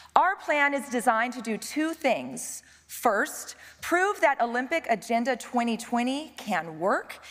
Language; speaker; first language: English; native; English